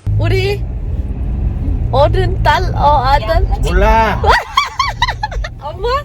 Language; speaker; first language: Korean; non-native, learner; Thai